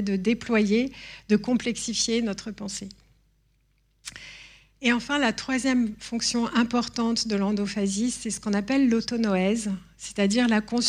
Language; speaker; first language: French; native; French